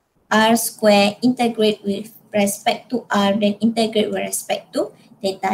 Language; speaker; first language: English; non-native, local second language; Malay